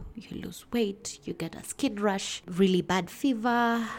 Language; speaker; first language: English; non-native, local second language; Kikuyu